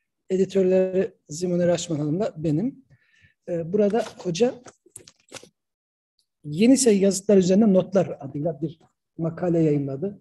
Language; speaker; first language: Turkish; native; Turkish